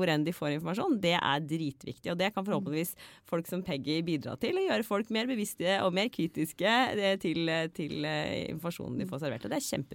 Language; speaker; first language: Norwegian; native; Norwegian